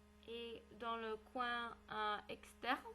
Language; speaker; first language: French; non-native, learner; English